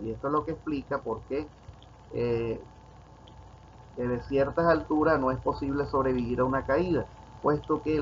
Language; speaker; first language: Spanish; native; Spanish